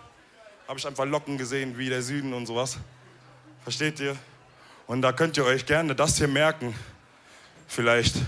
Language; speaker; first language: German; early bilingual, other home language; Wolof